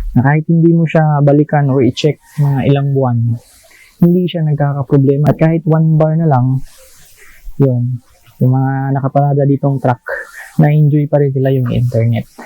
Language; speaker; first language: Filipino; non-native, local second language; Cebuano